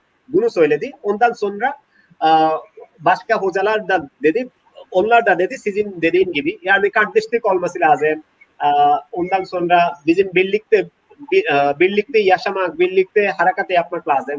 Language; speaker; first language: Turkish; non-native, learner; Bangla